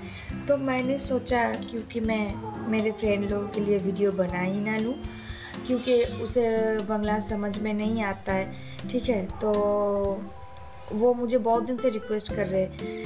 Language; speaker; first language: Hindi; non-native, local second language; Bangla